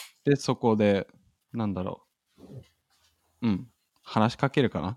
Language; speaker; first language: Japanese; non-native, fluent; German